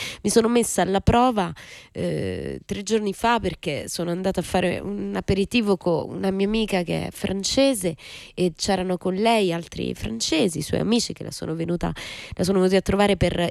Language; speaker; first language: Italian; native; Italian